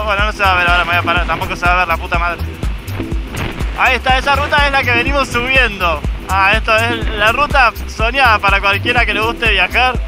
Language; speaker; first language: Spanish; native; Spanish